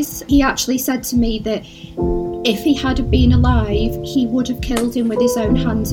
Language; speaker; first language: English; native; English